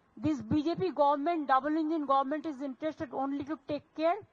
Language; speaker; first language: English; non-native, local second language; Bangla